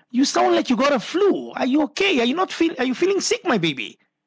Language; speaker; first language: English; native; English